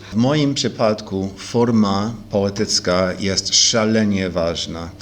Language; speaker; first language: Polish; early bilingual, heritage; Polish